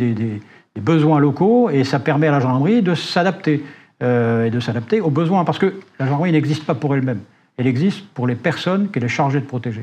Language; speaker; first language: French; native; French